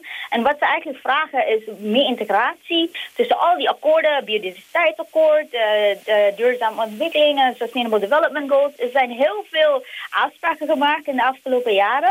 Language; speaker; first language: Dutch; non-native, fluent; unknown